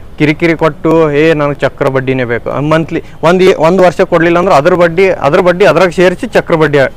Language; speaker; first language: Kannada; non-native, local second language; Lambadi